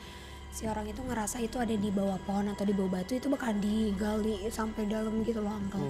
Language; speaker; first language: Indonesian; native; Indonesian